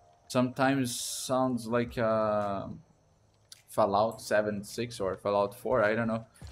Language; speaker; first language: English; non-native, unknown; Portuguese